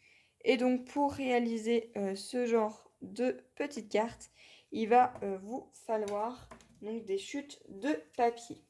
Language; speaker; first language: French; native; French